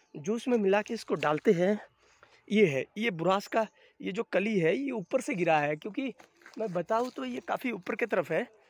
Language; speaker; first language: Hindi; non-native, local second language; Bangla